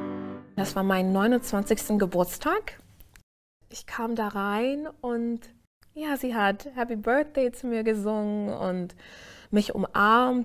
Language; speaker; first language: German; non-native, fluent; English